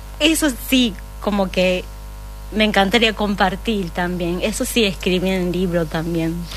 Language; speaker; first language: Spanish; non-native, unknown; Japanese